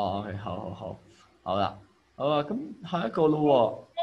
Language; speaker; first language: Cantonese; native; Cantonese